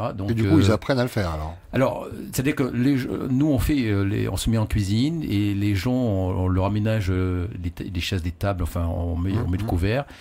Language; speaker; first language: French; native; French